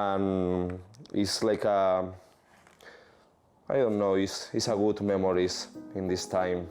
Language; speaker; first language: English; non-native, learner; Spanish